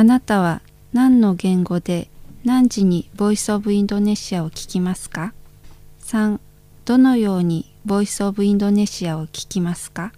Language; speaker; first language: Japanese; non-native, fluent; Indonesian